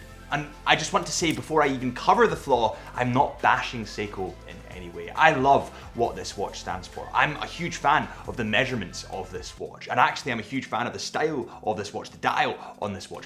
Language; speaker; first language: English; native; English